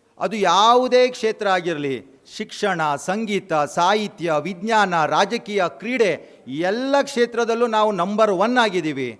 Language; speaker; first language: Kannada; non-native, local second language; Konkani